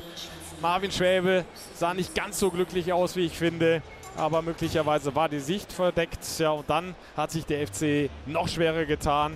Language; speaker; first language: German; native; German